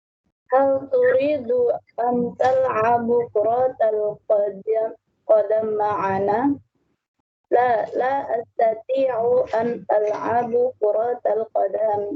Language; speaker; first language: Arabic; non-native, learner; Indonesian